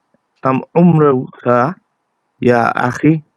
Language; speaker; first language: Arabic; non-native, learner; English